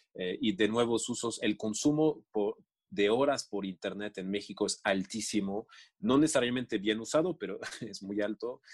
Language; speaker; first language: Spanish; non-native, fluent; French